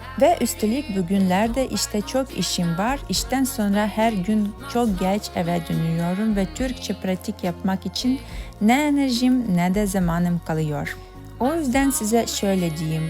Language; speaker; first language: Turkish; non-native, fluent; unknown